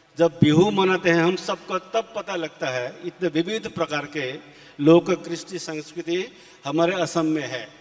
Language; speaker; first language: Hindi; non-native, local second language; Assamese